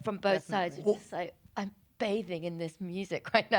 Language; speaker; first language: English; native; English